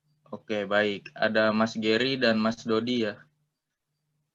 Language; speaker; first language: Indonesian; native; Indonesian